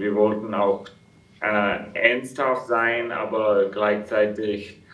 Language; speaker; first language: German; non-native, fluent; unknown